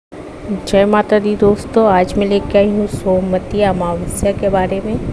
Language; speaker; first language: Hindi; native; Hindi